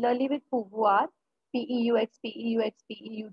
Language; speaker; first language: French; non-native, fluent; Marathi